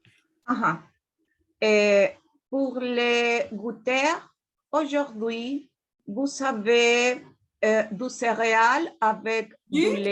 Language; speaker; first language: French; non-native, learner; Spanish